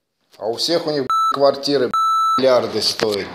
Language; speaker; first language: Russian; native; Russian